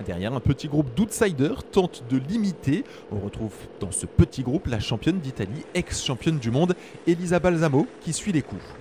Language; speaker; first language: French; native; French